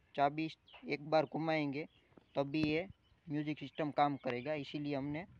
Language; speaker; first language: Hindi; non-native, local second language; Gujarati